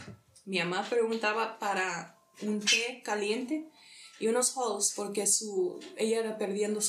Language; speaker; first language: Spanish; early bilingual, heritage; English